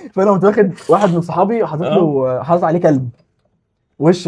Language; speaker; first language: Arabic; native; Arabic